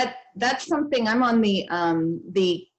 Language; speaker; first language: English; native; English